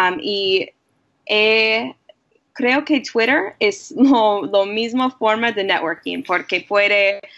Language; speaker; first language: Spanish; non-native, learner; English